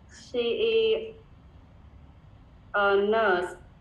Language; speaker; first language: English; non-native, learner; Vietnamese